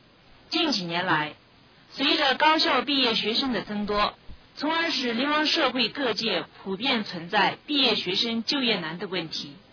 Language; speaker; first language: Chinese; native; Chinese